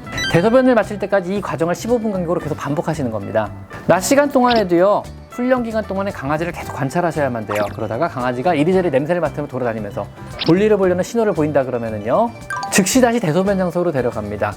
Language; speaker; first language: Korean; native; Korean